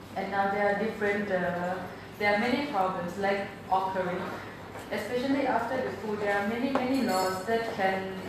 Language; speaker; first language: English; non-native, fluent; Thai